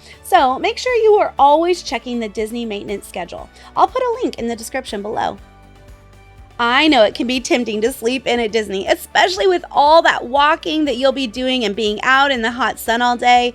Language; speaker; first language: English; native; English